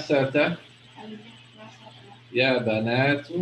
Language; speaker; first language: Arabic; non-native, fluent; English